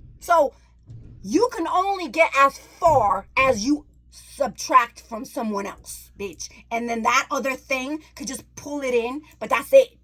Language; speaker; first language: English; native; English